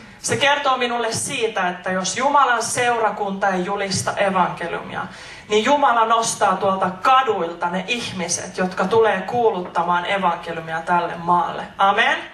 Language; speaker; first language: Finnish; native; Finnish